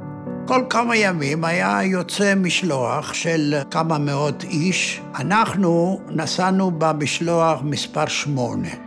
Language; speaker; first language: Hebrew; non-native, fluent; Ladino